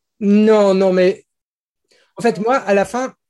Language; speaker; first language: French; non-native, fluent; English